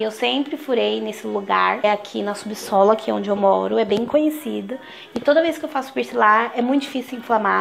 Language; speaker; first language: Portuguese; native; Portuguese